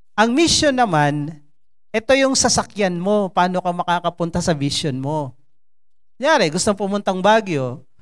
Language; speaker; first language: Filipino; non-native, local second language; Cebuano